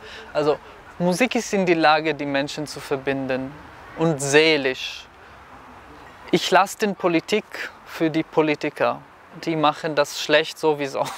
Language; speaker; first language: German; non-native, fluent; Hebrew